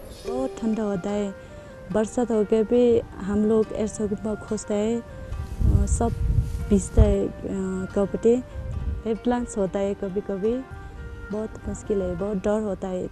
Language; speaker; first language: Hindi; non-native, learner; Nepali